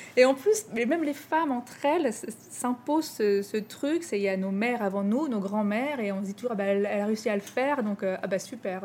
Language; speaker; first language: French; native; French